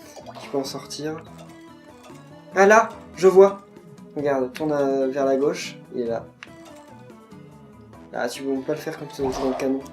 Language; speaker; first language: French; native; French